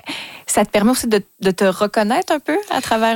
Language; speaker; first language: French; native; French